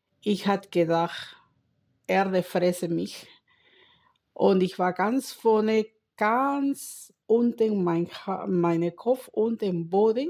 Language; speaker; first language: German; non-native, learner; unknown